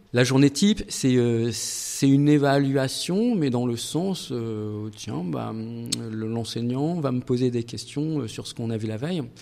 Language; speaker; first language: French; native; French